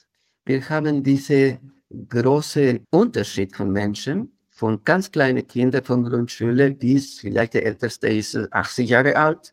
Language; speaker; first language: German; non-native, fluent; Spanish